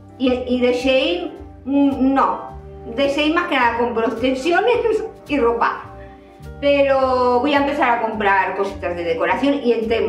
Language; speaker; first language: Spanish; native; Spanish